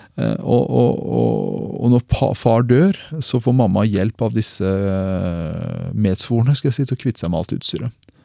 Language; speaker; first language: Norwegian; early bilingual, other home language; Persian